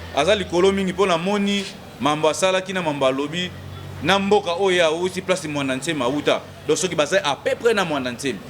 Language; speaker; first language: Lingala; non-native, local second language; Kongo